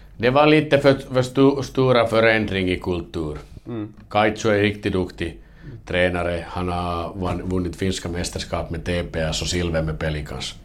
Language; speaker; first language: Swedish; non-native, learner; Finnish